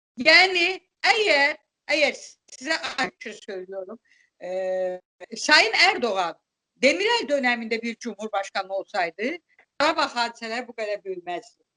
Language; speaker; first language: Turkish; non-native, fluent; Azerbaijani